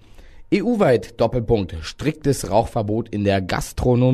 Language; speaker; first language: German; native; German